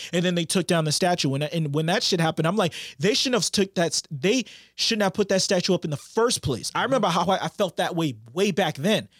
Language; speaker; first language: English; native; English